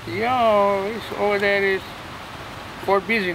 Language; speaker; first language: English; non-native, learner; Persian